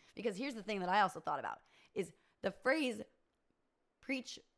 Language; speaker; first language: English; native; English